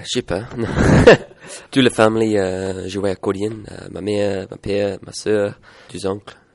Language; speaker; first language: French; non-native, learner; English